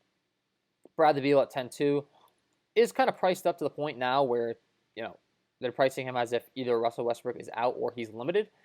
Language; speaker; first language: English; native; English